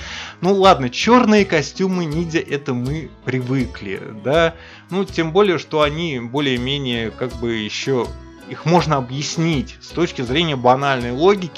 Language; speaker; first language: Russian; native; Russian